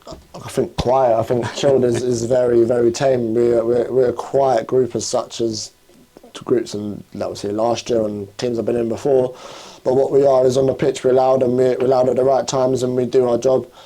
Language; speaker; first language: English; native; English